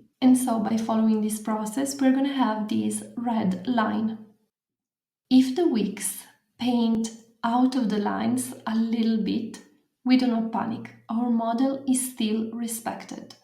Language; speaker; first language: English; non-native, fluent; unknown